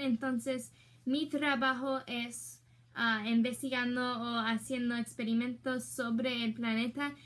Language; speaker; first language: Spanish; non-native, learner; English